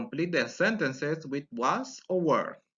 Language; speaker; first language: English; non-native, fluent; Spanish